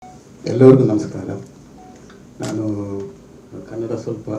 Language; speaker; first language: Kannada; non-native, learner; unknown